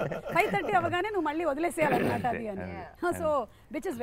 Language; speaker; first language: Telugu; native; Telugu